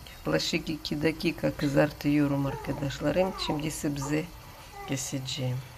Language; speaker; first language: Turkish; non-native, learner; Russian